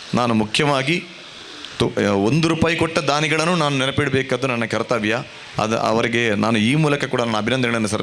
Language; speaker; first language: Kannada; non-native, local second language; Tulu